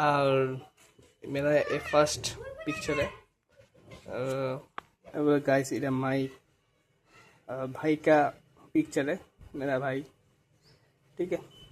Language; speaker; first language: Hindi; non-native, local second language; Bangla